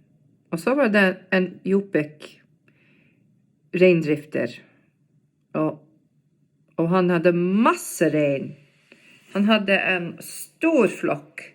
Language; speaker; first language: Norwegian; non-native, fluent; English